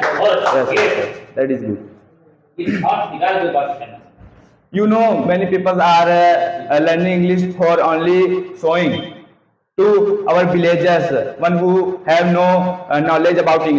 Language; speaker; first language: English; non-native, learner; Hindi